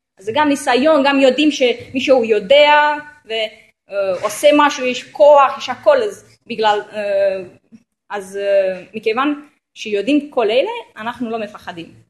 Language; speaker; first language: Hebrew; non-native, local second language; Arabic